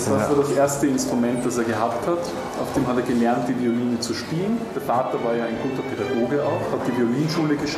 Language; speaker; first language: German; native; German